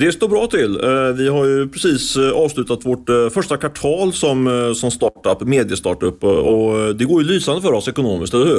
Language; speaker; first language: Swedish; native; Swedish